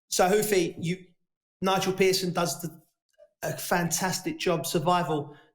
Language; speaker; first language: English; native; English